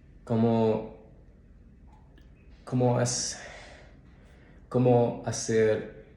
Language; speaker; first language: Spanish; non-native, learner; English